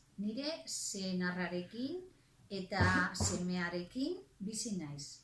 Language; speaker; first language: Basque; non-native, learner; Spanish